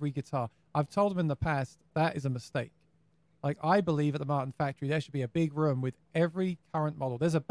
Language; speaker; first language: English; native; English